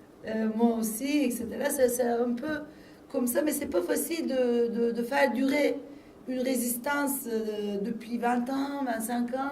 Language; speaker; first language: French; non-native, fluent; Turkish